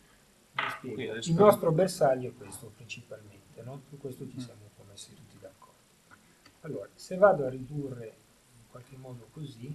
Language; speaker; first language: Italian; native; Italian